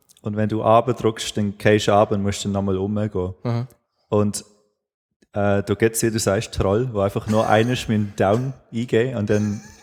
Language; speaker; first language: German; native; German